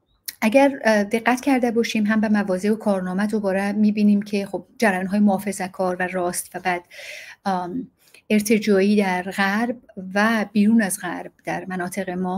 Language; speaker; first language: Persian; native; Persian